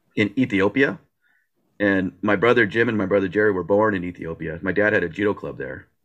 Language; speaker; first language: English; early bilingual, other home language; Japanese